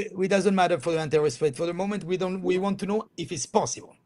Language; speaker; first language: English; non-native, fluent; French